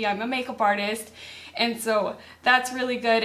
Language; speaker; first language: English; native; English